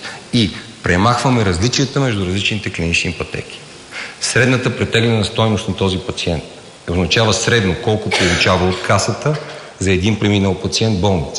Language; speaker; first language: Bulgarian; native; Bulgarian